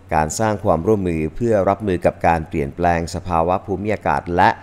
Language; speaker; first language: Thai; native; Thai